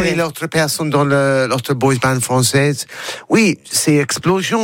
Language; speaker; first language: French; non-native, learner; English